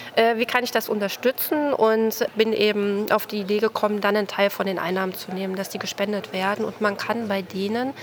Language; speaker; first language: German; native; German